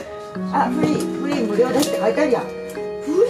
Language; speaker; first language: Japanese; native; Japanese